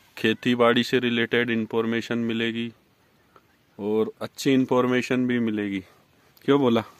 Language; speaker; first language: Hindi; native; Hindi